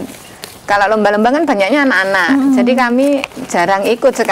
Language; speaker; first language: Indonesian; native; Indonesian